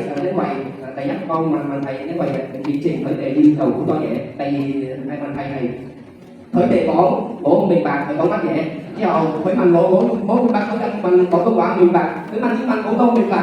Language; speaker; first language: Cantonese; non-native, learner; Vietnamese